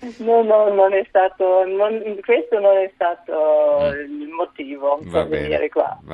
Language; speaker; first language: Italian; non-native, fluent; German